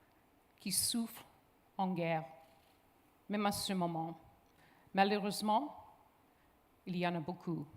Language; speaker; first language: French; non-native, local second language; English